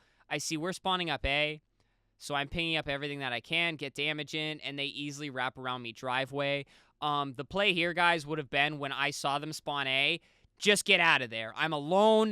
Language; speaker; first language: English; native; English